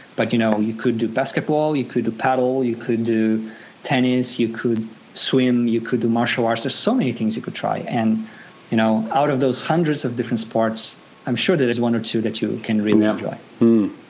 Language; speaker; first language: English; non-native, fluent; Portuguese